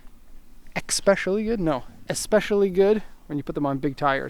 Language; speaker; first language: English; native; English